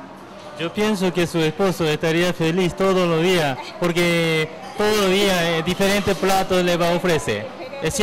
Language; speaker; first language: Spanish; non-native, learner; Korean